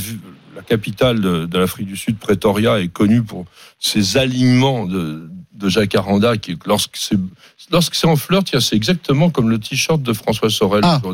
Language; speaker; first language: French; native; French